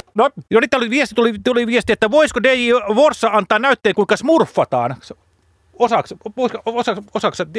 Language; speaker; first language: Finnish; native; Finnish